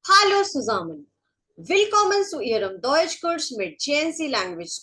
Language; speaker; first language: German; non-native, fluent; Hindi